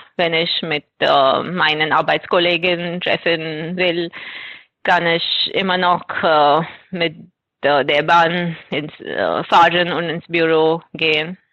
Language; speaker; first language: German; non-native, fluent; Marathi